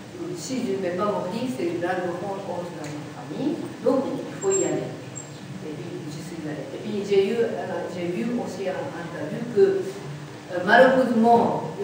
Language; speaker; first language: French; non-native, learner; Japanese